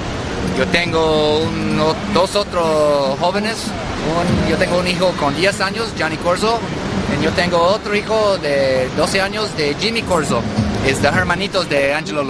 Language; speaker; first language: Spanish; non-native, learner; English